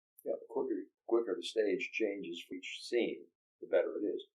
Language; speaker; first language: English; native; English